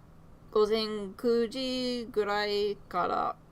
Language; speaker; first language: Japanese; non-native, learner; English